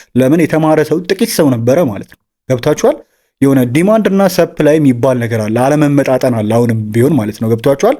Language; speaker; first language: Amharic; native; Amharic